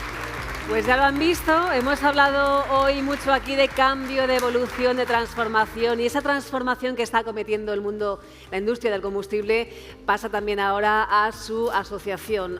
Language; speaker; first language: Spanish; native; Spanish